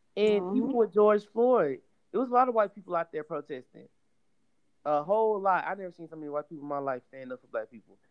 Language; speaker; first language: English; native; English